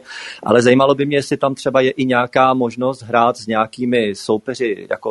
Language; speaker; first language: Czech; native; Czech